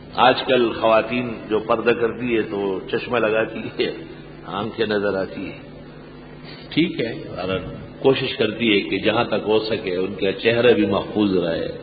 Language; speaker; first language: Urdu; non-native, local second language; Pashto